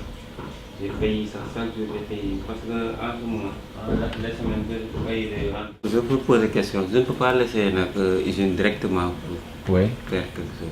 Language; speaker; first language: French; non-native, local second language; Wolof